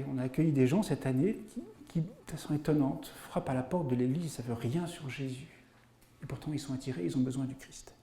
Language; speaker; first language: French; native; French